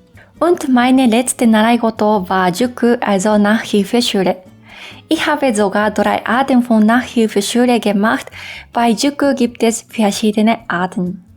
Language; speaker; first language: German; non-native, fluent; Japanese